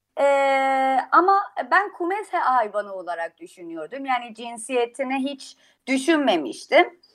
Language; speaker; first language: Turkish; non-native, fluent; Persian